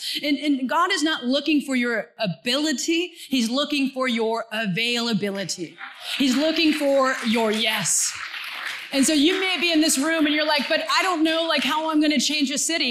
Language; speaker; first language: English; native; English